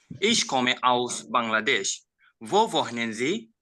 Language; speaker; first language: German; non-native, learner; Bangla